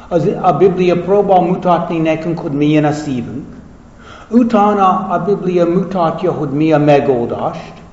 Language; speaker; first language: Hungarian; non-native, fluent; English